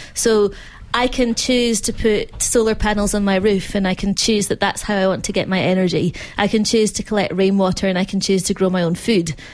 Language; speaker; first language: English; native; English